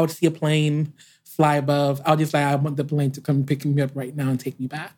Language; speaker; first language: English; native; English